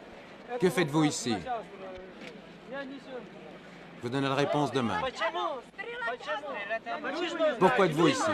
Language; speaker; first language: French; native; French